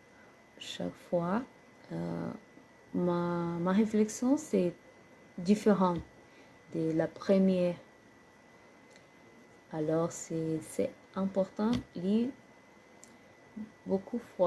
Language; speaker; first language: French; non-native, learner; Portuguese